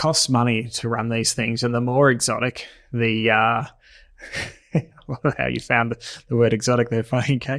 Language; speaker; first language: English; native; English